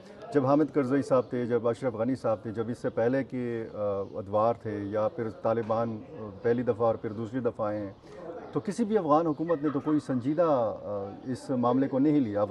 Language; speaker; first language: Urdu; non-native, local second language; Pashto